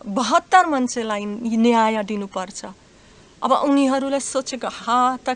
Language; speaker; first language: Nepali; non-native, learner; Slovak